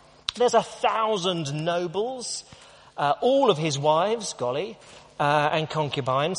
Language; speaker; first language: English; native; English